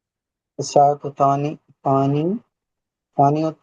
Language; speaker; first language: Arabic; non-native, learner; Urdu